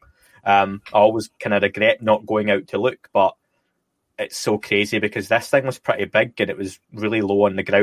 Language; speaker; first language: English; native; English